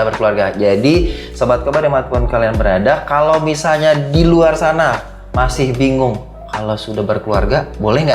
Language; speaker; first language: Indonesian; native; Indonesian